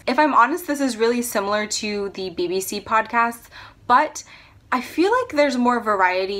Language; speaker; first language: English; native; English